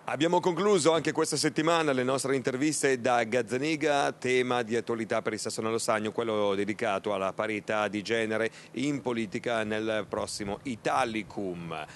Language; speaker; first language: Italian; native; Italian